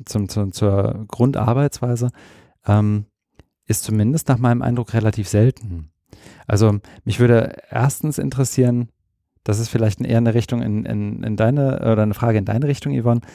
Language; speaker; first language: German; native; German